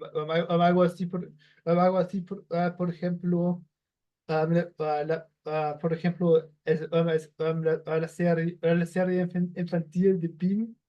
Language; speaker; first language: Spanish; non-native, learner; German